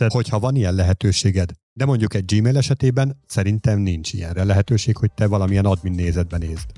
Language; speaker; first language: Hungarian; native; Hungarian